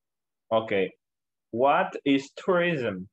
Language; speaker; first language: English; non-native, learner; Spanish